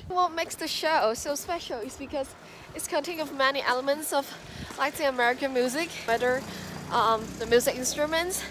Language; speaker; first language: English; non-native, local second language; Cantonese